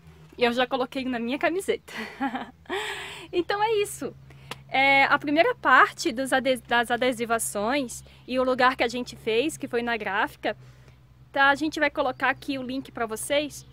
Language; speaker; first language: Portuguese; native; Portuguese